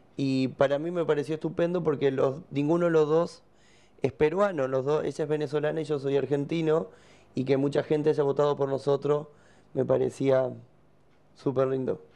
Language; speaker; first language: Spanish; native; Spanish